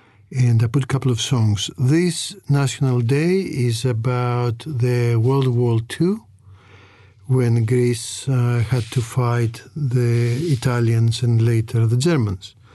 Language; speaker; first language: English; non-native, fluent; Greek